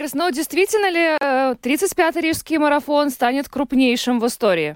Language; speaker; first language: Russian; native; Russian